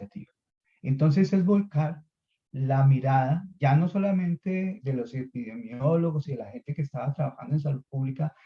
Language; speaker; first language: Spanish; native; Spanish